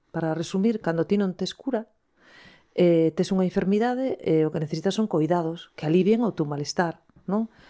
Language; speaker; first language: Galician; non-native, local second language; Spanish